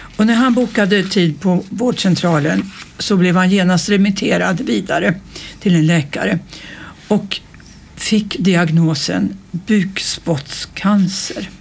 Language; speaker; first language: Swedish; native; Swedish